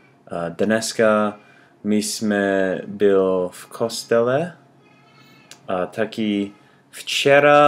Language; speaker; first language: Czech; non-native, learner; English